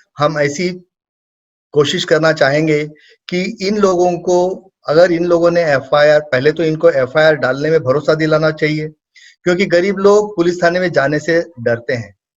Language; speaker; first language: Hindi; non-native, local second language; Marathi